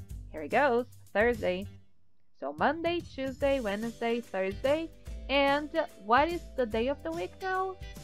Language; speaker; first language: English; non-native, fluent; Portuguese